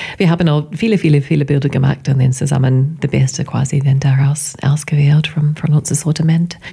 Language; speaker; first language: German; non-native, fluent; English